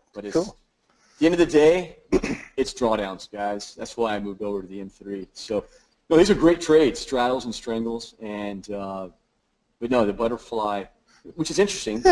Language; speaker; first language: English; native; English